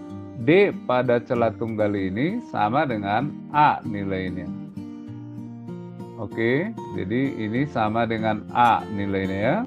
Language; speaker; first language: Indonesian; native; Indonesian